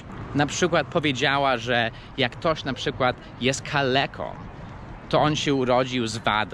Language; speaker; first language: Polish; early bilingual, heritage; Polish